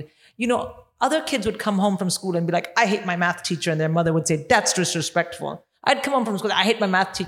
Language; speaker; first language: English; non-native, local second language; Hindi